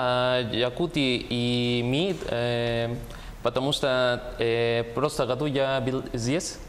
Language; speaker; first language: Russian; non-native, learner; Spanish